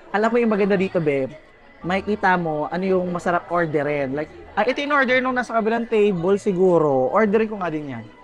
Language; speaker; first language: Filipino; native; Filipino